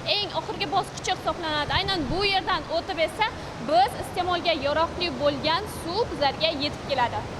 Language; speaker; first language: Uzbek; native; Uzbek